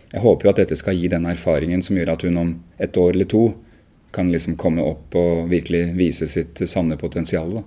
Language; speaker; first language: Norwegian; native; Norwegian